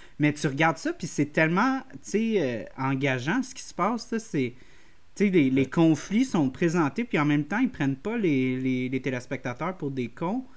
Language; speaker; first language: French; native; French